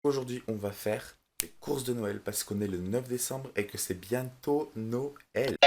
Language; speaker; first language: French; native; French